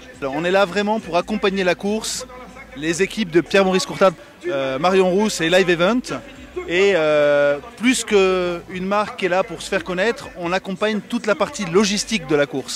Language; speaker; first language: French; native; French